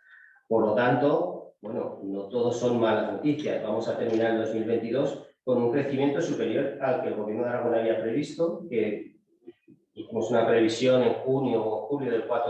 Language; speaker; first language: Spanish; native; Spanish